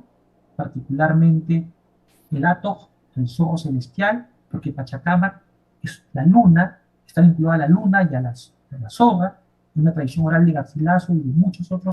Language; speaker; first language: Spanish; native; Spanish